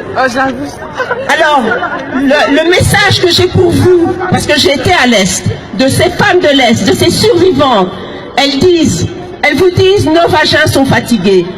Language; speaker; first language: French; early bilingual, other home language; Lingala